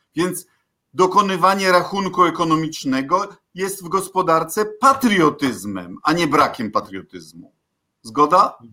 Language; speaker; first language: Polish; native; Polish